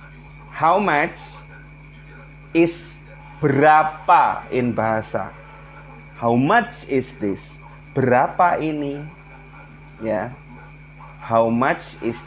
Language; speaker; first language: English; non-native, learner; Indonesian